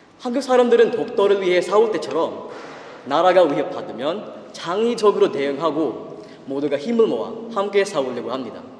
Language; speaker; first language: Korean; non-native, fluent; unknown